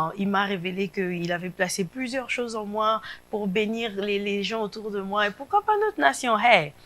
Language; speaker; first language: French; non-native, local second language; Lingala